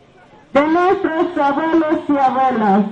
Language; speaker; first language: Spanish; non-native, local second language; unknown